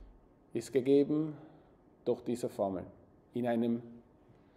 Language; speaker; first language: German; non-native, fluent; Spanish